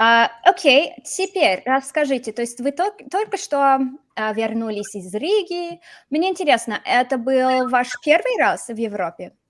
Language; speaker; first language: Russian; non-native, fluent; English